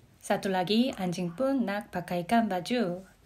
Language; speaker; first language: Malay; non-native, learner; Korean